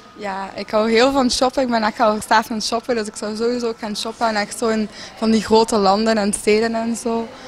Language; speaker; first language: Dutch; native; Dutch